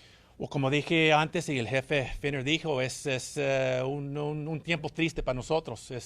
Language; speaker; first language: Spanish; early bilingual, heritage; Spanish